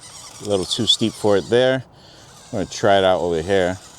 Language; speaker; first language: English; native; English